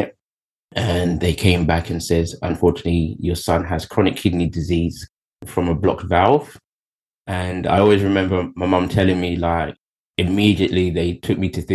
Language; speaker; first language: English; native; English